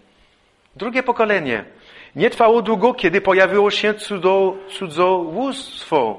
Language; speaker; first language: Polish; non-native, fluent; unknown